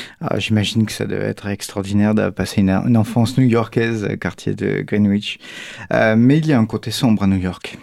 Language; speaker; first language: French; native; French